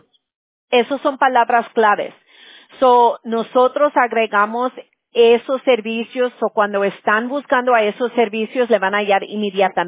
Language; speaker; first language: Spanish; early bilingual, heritage; Spanish